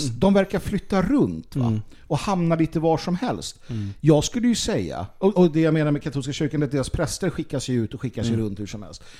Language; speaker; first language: Swedish; native; Swedish